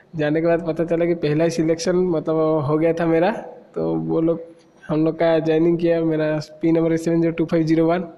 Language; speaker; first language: Hindi; non-native, local second language; Odia